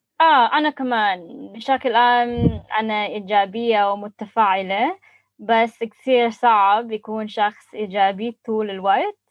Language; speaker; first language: Arabic; non-native, learner; English